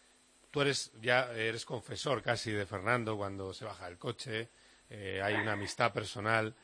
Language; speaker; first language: Spanish; native; Spanish